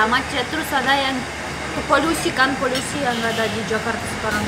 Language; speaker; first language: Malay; non-native, learner; Russian